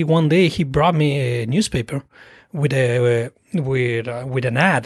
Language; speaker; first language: English; non-native, fluent; Spanish